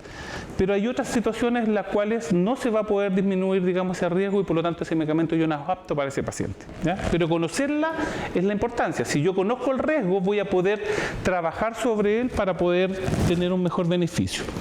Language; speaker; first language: Spanish; native; Spanish